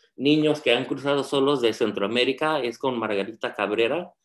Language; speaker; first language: Spanish; early bilingual, heritage; Spanish